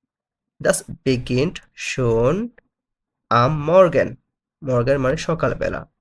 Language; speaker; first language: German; non-native, fluent; Bangla